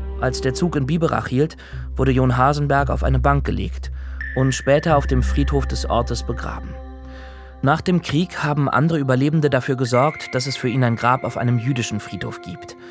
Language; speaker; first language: German; native; German